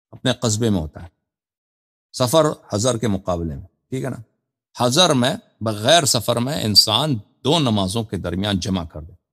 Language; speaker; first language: Urdu; non-native, fluent; Persian